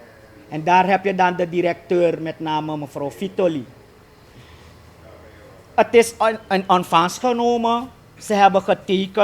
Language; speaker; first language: Dutch; native; Dutch